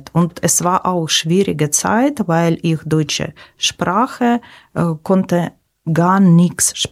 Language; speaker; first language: German; non-native, learner; Ukrainian